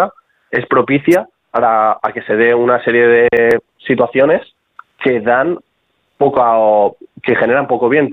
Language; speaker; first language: Spanish; native; Spanish